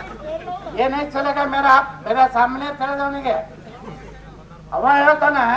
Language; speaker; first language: Kannada; native; Kannada